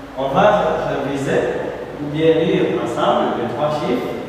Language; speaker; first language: French; non-native, local second language; Rundi